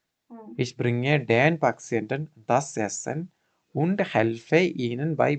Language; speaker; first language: German; non-native, fluent; Malayalam